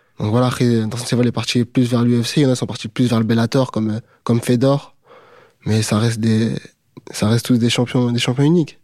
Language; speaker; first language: French; native; French